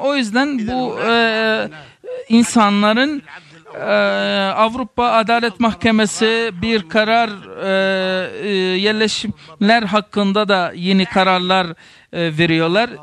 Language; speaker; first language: Turkish; non-native, fluent; Arabic